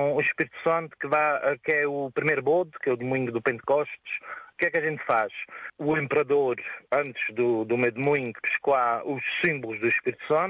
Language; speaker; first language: Portuguese; native; Portuguese